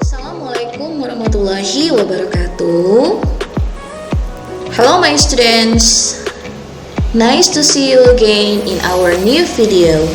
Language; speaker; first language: English; non-native, local second language; Indonesian